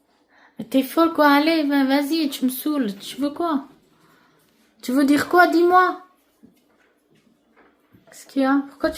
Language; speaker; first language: French; non-native, learner; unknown